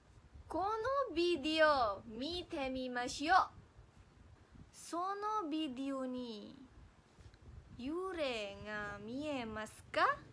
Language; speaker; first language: Japanese; non-native, learner; Malay